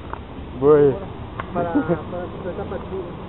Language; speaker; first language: Spanish; native; Spanish